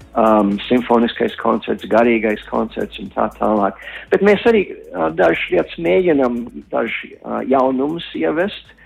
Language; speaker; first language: Latvian; early bilingual, heritage; Latvian